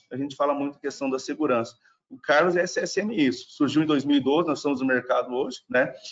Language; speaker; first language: Portuguese; non-native, fluent; German